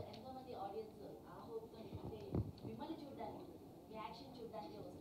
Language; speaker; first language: Telugu; native; Telugu